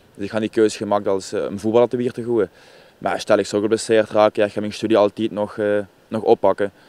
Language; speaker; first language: Dutch; native; Dutch